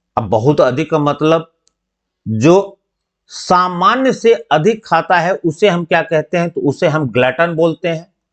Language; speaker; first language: Hindi; native; Hindi